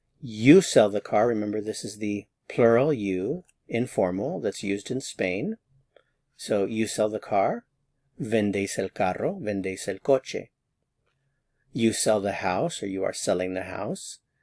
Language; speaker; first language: English; native; English